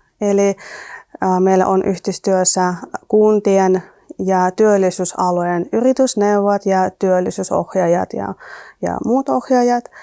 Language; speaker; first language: Finnish; non-native, fluent; Russian